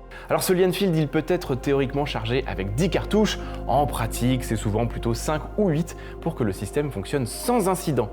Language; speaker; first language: French; native; French